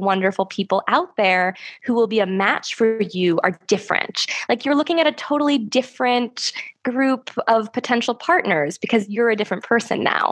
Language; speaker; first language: English; native; English